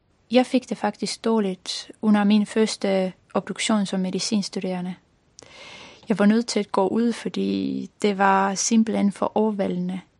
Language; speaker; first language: Danish; non-native, fluent; Estonian